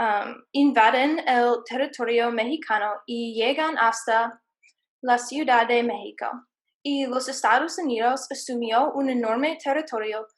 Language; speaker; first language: Spanish; non-native, learner; English